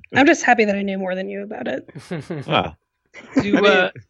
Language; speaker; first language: English; native; English